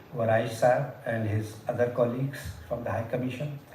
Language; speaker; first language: English; non-native, local second language; Hindi